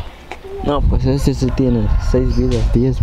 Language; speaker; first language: Spanish; early bilingual, heritage; Spanish